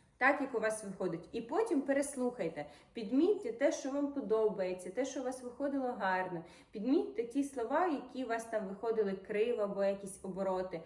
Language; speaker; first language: Ukrainian; non-native, local second language; Russian